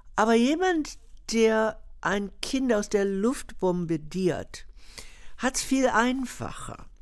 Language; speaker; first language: German; non-native, fluent; English